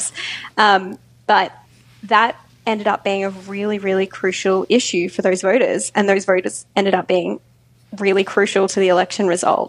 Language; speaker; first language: English; native; English